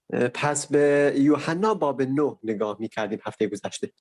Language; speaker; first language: Persian; native; Persian